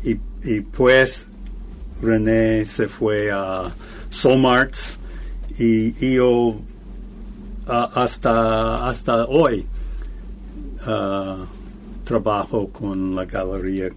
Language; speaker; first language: Spanish; non-native, fluent; English